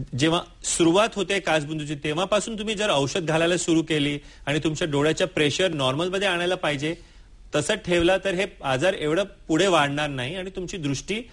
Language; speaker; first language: Marathi; non-native, local second language; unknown